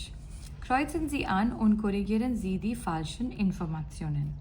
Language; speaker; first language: German; non-native, learner; Gujarati